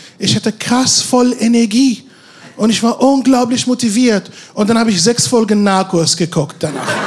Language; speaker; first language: German; non-native, fluent; Arabic